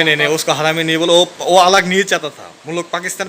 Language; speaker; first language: Hindi; non-native, fluent; Bangla